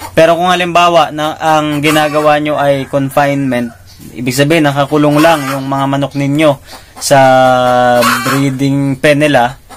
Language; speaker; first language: Filipino; non-native, local second language; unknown